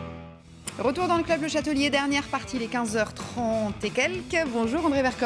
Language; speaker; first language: French; native; French